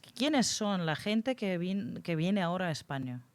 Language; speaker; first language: Spanish; non-native, fluent; Russian